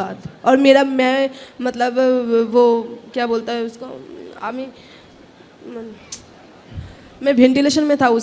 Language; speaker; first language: Hindi; non-native, local second language; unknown